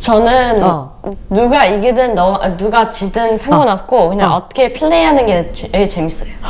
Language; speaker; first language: Korean; early bilingual, other home language; English